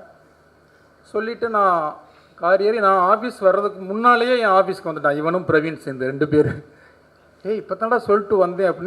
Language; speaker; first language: Tamil; native; Tamil